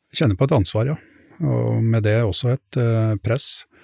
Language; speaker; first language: Norwegian; native; Norwegian